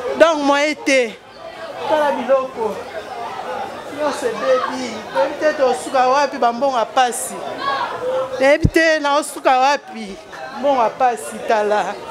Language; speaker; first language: Lingala; native; Lingala